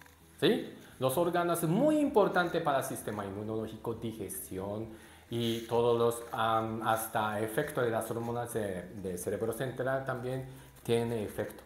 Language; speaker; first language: Spanish; non-native, learner; Japanese